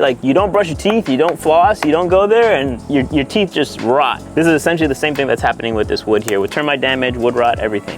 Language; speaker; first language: English; native; English